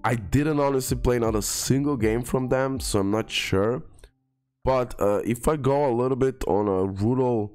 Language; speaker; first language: English; non-native, fluent; Croatian